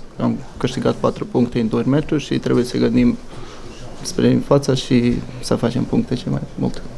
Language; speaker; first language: Romanian; non-native, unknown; Bosnian